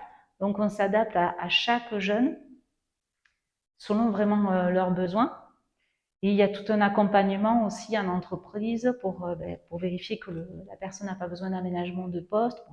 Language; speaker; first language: French; native; French